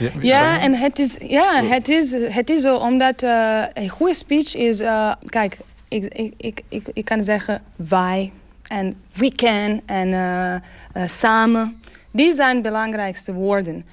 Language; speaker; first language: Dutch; non-native, learner; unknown